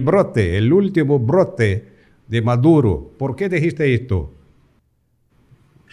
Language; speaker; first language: Spanish; non-native, fluent; Portuguese